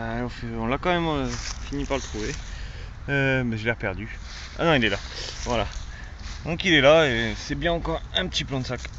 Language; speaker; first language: French; native; French